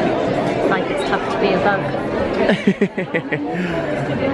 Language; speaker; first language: English; native; English